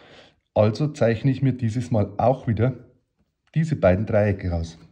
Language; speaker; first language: German; native; German